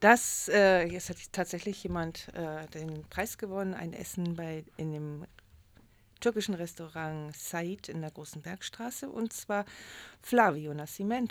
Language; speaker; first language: German; native; German